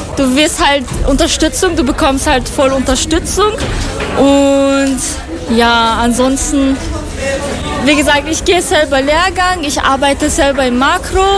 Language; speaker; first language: German; non-native, fluent; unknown